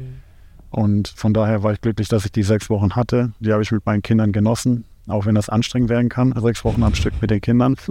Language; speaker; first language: German; native; German